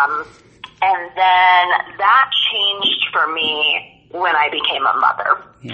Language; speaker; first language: English; native; English